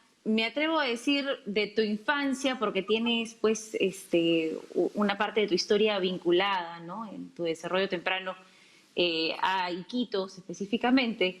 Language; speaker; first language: Spanish; native; Spanish